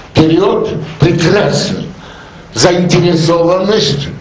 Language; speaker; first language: Russian; non-native, fluent; Polish